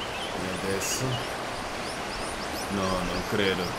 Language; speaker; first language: Italian; early bilingual, heritage; Italian